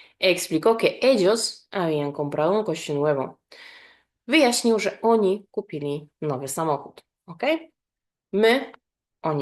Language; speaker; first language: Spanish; non-native, fluent; Polish